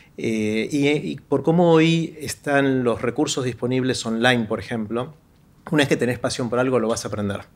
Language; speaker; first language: Spanish; native; Spanish